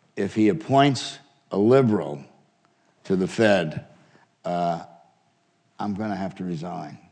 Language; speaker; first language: English; native; English